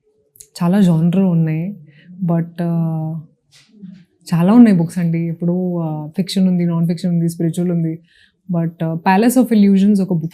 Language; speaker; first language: Telugu; non-native, fluent; Hindi